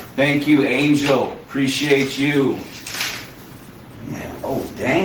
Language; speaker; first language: English; native; English